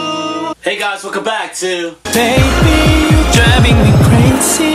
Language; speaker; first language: English; native; English